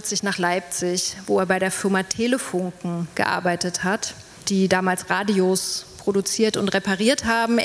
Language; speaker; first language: German; native; German